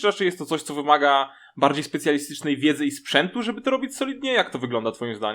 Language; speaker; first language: Polish; native; Polish